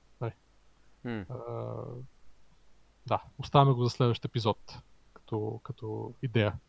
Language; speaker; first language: Bulgarian; native; Bulgarian